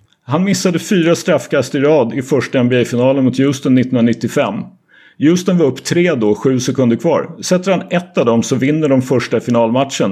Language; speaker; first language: Swedish; native; Swedish